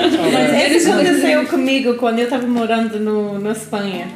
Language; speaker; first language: Portuguese; non-native, learner; English